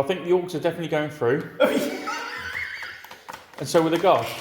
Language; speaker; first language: English; native; English